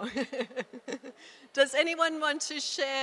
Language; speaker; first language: English; native; English